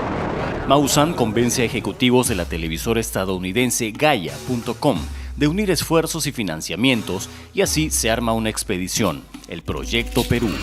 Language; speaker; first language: Spanish; native; Spanish